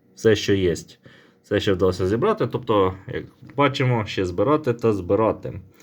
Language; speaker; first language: Ukrainian; non-native, local second language; Russian